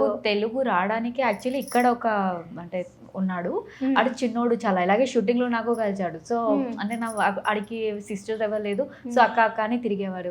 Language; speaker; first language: Telugu; non-native, fluent; Odia